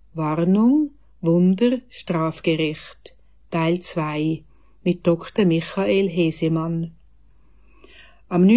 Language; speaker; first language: German; native; German